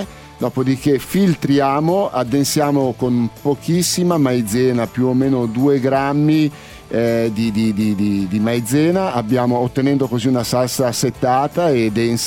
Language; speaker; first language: Italian; native; Italian